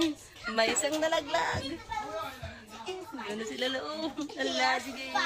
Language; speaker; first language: Filipino; native; Filipino